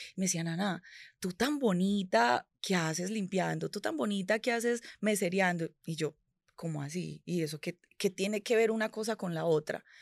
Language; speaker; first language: Spanish; native; Spanish